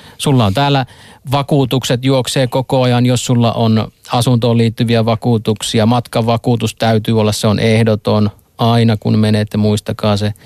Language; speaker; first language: Finnish; native; Finnish